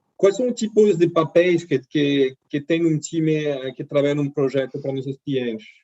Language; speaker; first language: Portuguese; non-native, fluent; French